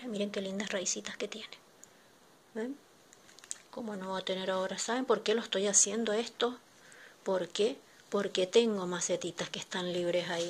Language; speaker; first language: Spanish; native; Spanish